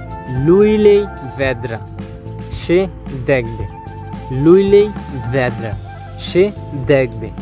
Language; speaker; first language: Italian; non-native, learner; Bangla